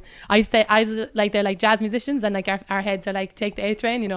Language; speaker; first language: English; native; English